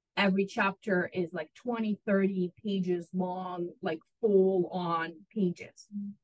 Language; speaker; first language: English; non-native, fluent; Russian